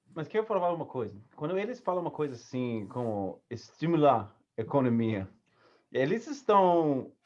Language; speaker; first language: Portuguese; non-native, learner; English